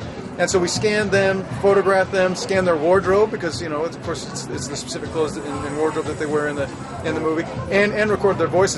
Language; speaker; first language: English; native; English